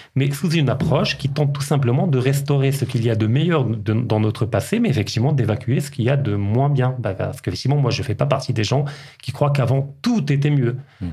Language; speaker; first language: French; non-native, local second language; Arabic